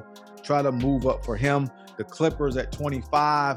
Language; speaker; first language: English; native; English